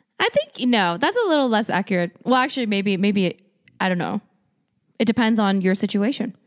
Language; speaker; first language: English; early bilingual, other home language; Korean